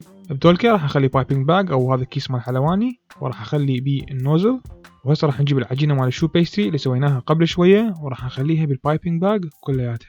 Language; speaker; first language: Arabic; native; Arabic